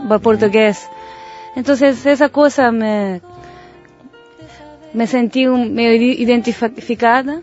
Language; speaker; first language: Spanish; non-native, learner; Japanese